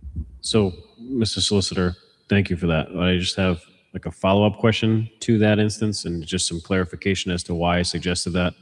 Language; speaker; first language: English; native; English